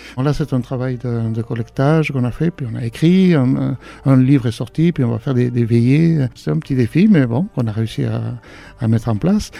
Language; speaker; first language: French; non-native, local second language; Basque